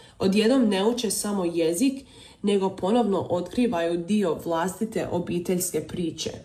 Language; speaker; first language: Serbian; early bilingual, heritage; Croatian